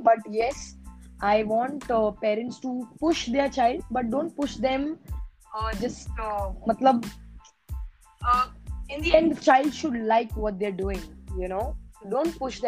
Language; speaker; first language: English; non-native, local second language; Hindi